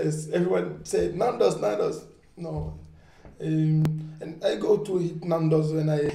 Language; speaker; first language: English; non-native, learner; French